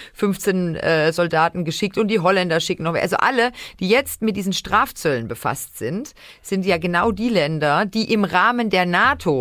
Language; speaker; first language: German; native; German